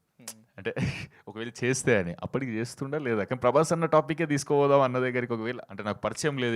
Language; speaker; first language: Telugu; native; Telugu